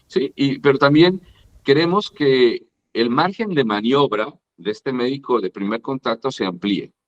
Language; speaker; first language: Spanish; native; Spanish